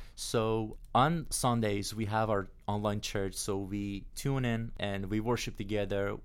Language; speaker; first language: English; non-native, fluent; Persian